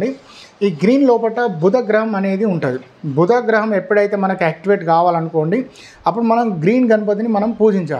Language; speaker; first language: Telugu; native; Telugu